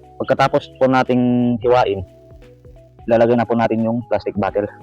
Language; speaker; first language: Filipino; native; Filipino